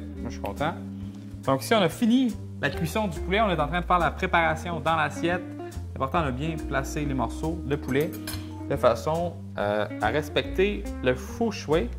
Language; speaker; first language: French; native; French